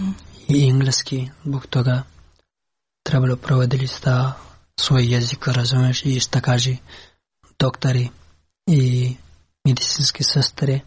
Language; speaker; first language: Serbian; non-native, learner; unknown